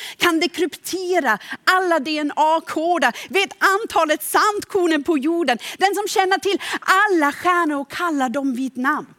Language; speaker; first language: Swedish; non-native, fluent; German